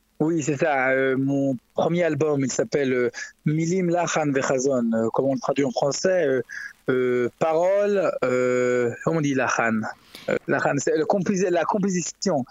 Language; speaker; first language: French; non-native, learner; Hebrew